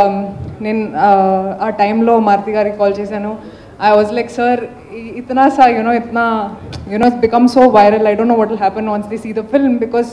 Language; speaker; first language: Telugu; non-native, local second language; Hindi